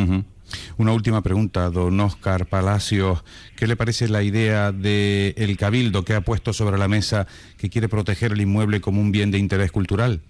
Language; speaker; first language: Spanish; native; Spanish